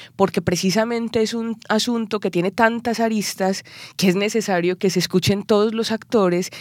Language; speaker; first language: Spanish; native; Spanish